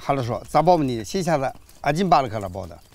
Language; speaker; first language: Russian; non-native, learner; Chinese